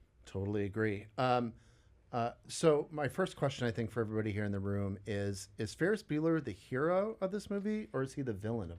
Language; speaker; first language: English; native; English